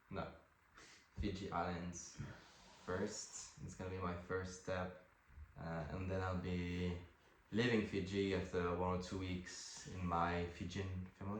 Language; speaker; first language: English; non-native, fluent; French